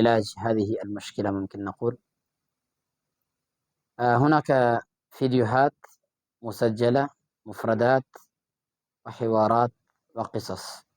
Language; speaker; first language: Arabic; non-native, fluent; Urdu